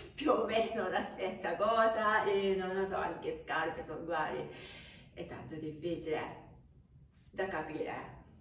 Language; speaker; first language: Italian; non-native, fluent; Japanese